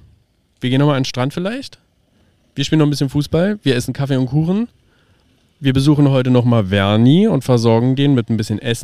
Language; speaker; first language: German; native; German